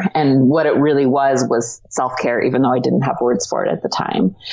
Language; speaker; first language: English; native; English